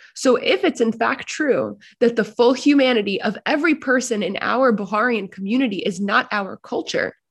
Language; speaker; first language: English; native; English